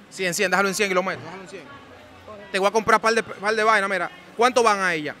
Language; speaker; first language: Spanish; native; Spanish